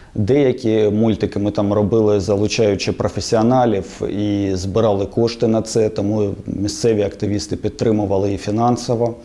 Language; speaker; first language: Ukrainian; non-native, local second language; Russian